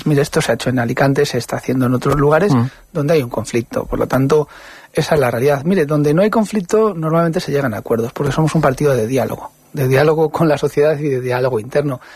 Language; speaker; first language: Spanish; native; Spanish